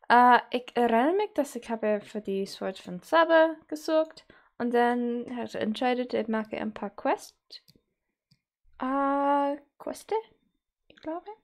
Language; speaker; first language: German; non-native, learner; English